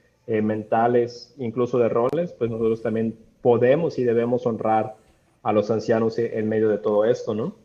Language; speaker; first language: Spanish; native; Spanish